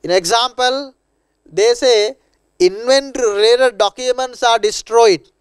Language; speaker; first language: English; non-native, local second language; Sinhala